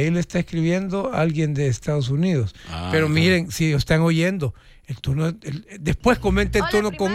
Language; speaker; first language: Spanish; native; Spanish